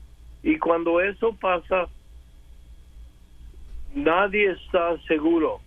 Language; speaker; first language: Spanish; early bilingual, other home language; English